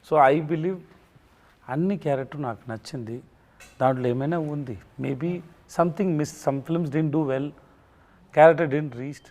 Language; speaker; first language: Telugu; non-native, learner; Tamil